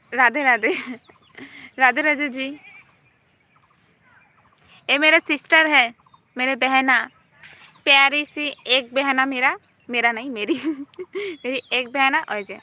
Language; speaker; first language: Hindi; non-native, learner; Bangla